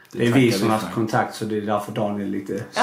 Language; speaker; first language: Swedish; native; Swedish